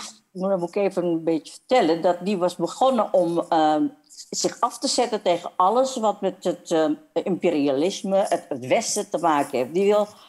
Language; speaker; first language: Dutch; non-native, fluent; Indonesian